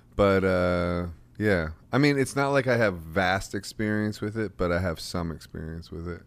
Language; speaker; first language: English; native; English